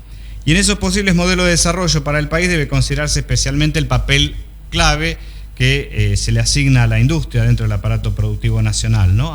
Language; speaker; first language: Spanish; native; Spanish